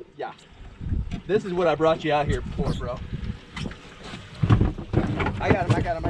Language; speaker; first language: English; native; English